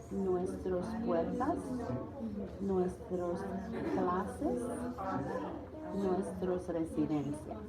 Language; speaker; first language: Spanish; non-native, learner; English